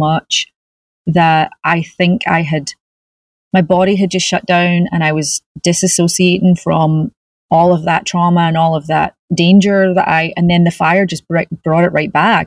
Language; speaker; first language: English; native; English